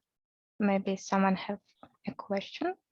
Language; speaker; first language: English; non-native, fluent; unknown